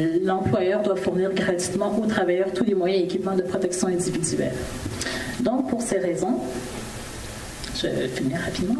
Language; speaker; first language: French; native; French